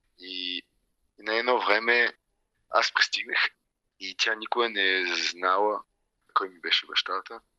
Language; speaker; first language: Bulgarian; early bilingual, heritage; Bulgarian